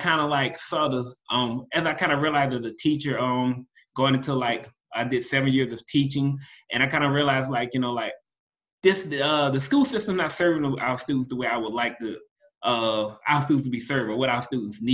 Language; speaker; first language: English; native; English